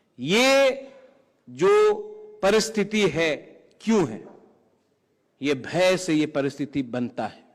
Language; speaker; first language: Hindi; non-native, local second language; Kok Borok